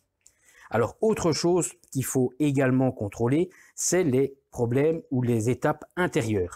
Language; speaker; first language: French; native; French